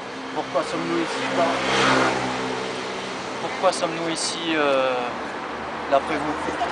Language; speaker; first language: French; native; French